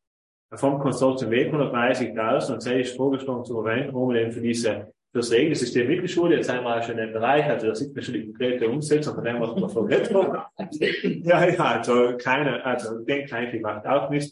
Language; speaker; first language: German; native; German